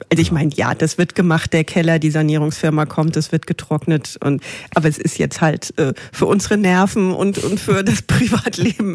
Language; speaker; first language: German; native; German